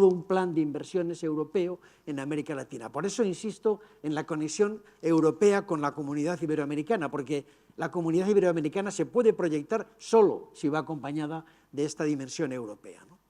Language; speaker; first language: Spanish; native; Spanish